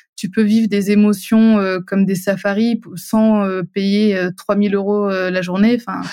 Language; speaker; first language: French; native; French